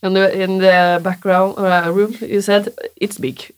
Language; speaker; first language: English; non-native, learner; Norwegian